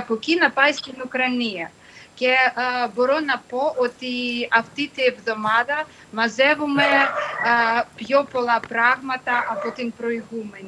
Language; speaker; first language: Greek; non-native, fluent; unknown